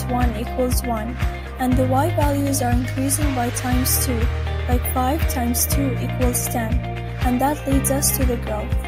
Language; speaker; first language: English; non-native, fluent; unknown